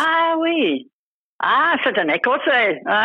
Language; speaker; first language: French; non-native, fluent; English